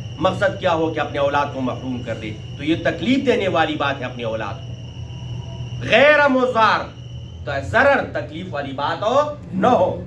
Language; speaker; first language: Urdu; non-native, local second language; Pashto